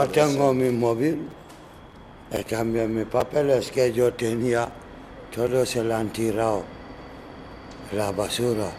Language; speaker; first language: Spanish; non-native, learner; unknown